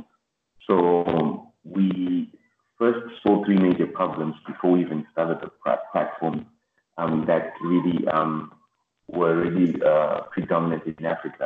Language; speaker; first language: English; non-native, local second language; Shona